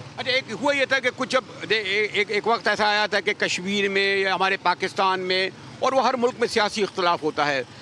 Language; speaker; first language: Urdu; native; Urdu